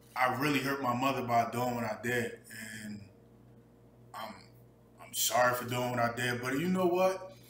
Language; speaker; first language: English; native; English